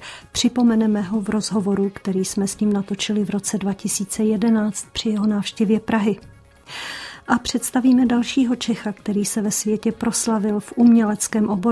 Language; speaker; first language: Czech; native; Czech